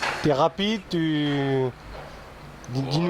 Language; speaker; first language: French; native; French